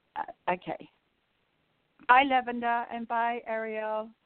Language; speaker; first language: English; native; English